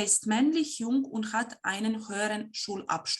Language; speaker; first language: German; non-native, fluent; Serbian